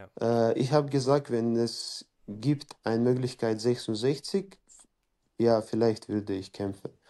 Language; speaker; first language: German; non-native, fluent; Chechen